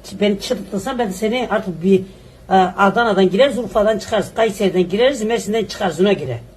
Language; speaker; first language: Turkish; native; Turkish